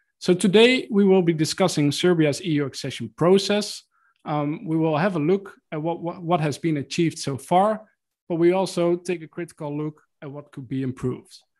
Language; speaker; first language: English; non-native, fluent; Dutch